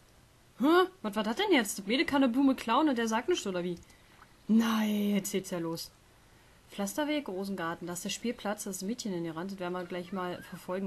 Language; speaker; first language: German; native; German